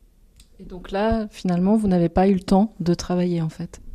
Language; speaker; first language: French; native; French